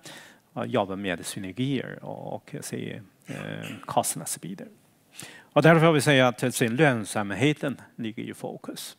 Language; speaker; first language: Swedish; non-native, fluent; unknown